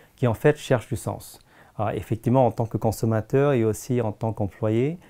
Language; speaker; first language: French; non-native, fluent; Tamil